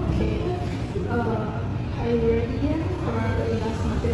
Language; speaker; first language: English; non-native, learner; Indonesian